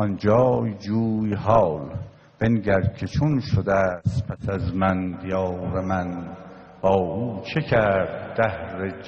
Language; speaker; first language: Persian; native; Persian